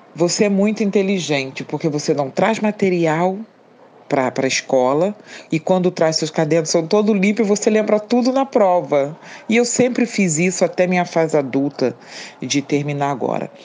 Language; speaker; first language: Portuguese; native; Portuguese